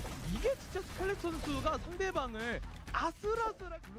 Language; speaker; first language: Korean; native; Korean